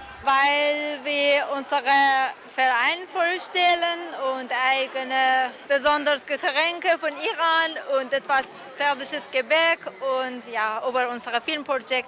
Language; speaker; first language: German; non-native, learner; Persian